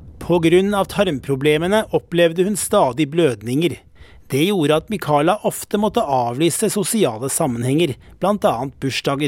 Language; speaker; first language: Danish; non-native, local second language; Faroese